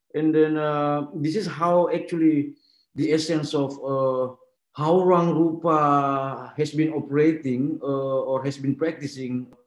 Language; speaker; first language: English; non-native, fluent; Indonesian